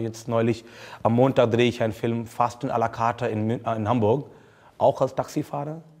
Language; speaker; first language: German; non-native, fluent; Hindi